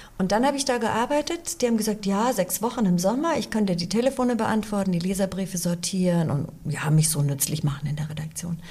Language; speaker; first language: German; early bilingual, other home language; English